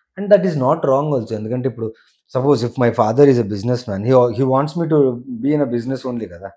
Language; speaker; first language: Telugu; non-native, local second language; Tamil